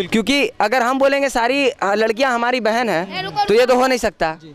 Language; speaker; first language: Hindi; native; Hindi